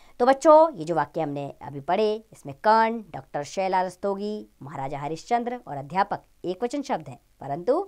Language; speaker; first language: Hindi; native; Hindi